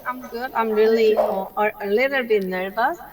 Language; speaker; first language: English; non-native, learner; Korean